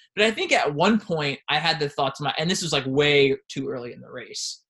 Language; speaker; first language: English; native; English